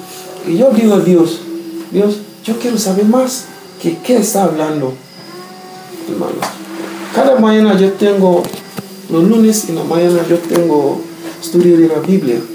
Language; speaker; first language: Spanish; non-native, learner; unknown